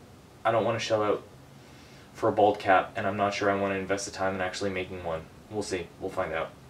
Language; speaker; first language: English; native; English